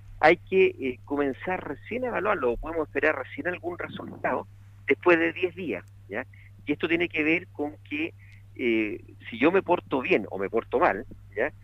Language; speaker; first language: Spanish; native; Spanish